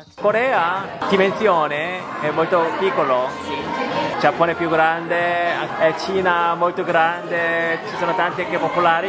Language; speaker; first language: Italian; non-native, learner; Korean